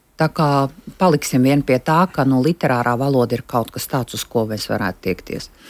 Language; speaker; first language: Latvian; native; Latvian